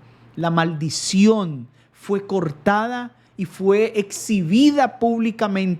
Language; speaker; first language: Spanish; native; Spanish